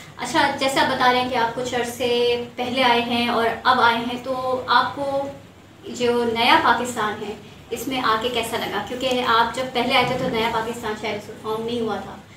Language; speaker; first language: Urdu; native; Urdu